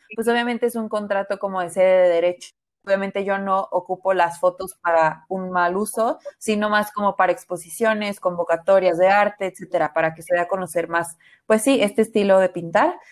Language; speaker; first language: Spanish; native; Spanish